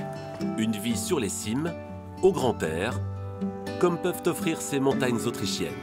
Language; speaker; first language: French; native; French